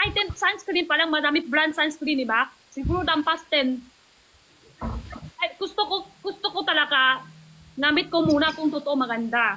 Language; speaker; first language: Filipino; non-native, learner; Chinese